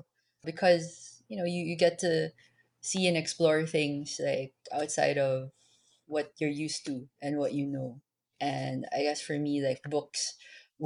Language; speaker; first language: English; non-native, local second language; Filipino